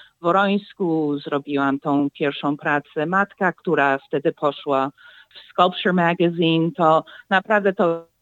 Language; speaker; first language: Polish; early bilingual, heritage; Polish